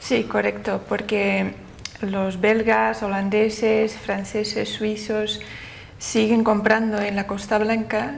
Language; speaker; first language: Spanish; non-native, fluent; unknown